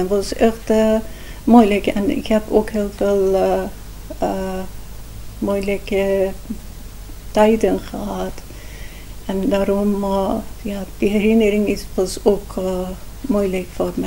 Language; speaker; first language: Dutch; non-native, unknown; Persian